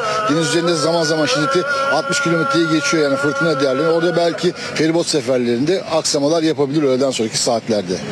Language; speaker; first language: Turkish; native; Turkish